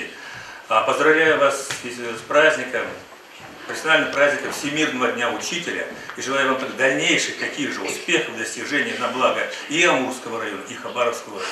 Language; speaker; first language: Russian; native; Russian